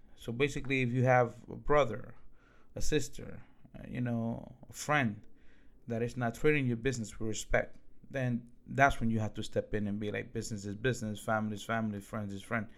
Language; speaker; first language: English; early bilingual, other home language; Spanish